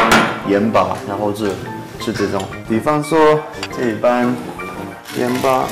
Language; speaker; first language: Chinese; non-native, fluent; French